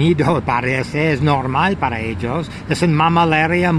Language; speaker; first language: Spanish; non-native, learner; English